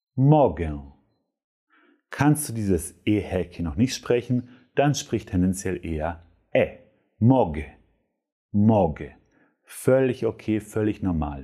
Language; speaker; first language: German; non-native, fluent; Polish